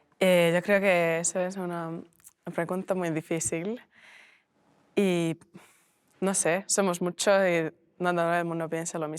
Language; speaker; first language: Spanish; non-native, learner; Finnish